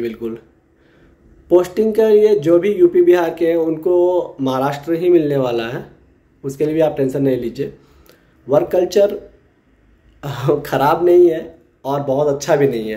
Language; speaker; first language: Hindi; native; Hindi